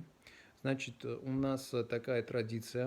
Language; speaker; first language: Russian; non-native, local second language; Georgian